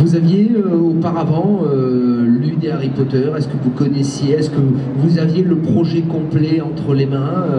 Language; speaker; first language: French; native; French